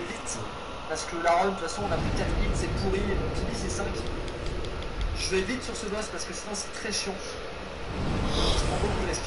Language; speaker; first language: French; native; French